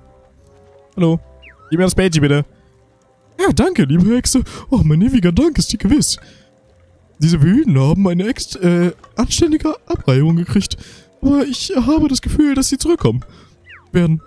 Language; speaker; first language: German; native; German